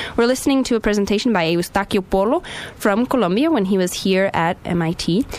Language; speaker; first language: English; native; English